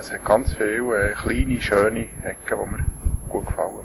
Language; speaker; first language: German; native; German